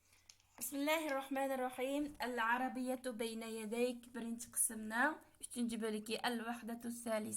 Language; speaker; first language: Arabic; non-native, fluent; Uyghur